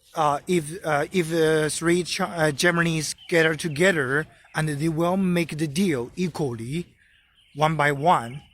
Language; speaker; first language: English; non-native, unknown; Chinese